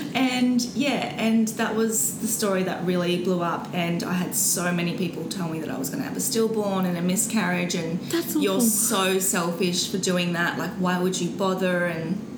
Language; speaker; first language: English; native; English